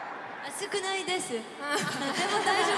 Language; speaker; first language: Japanese; non-native, fluent; Korean